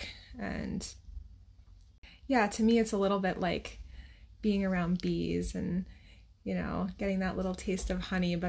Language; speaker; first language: English; native; English